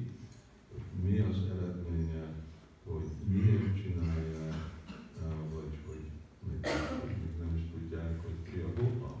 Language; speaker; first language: Hungarian; early bilingual, heritage; Hungarian